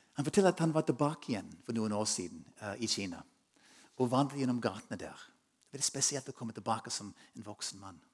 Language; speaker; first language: Norwegian; non-native, fluent; English